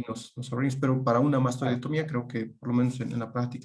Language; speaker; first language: Spanish; native; Spanish